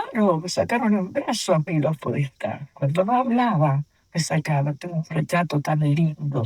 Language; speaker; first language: Spanish; native; Spanish